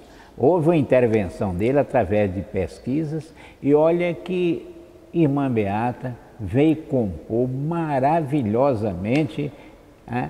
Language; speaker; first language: Portuguese; native; Portuguese